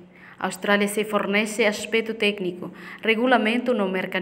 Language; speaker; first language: Portuguese; non-native, local second language; Tetum